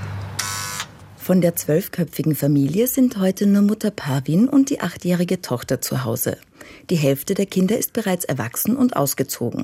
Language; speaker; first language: German; native; German